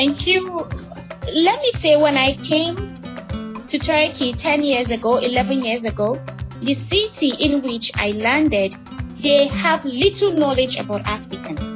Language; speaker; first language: English; non-native, local second language; Hausa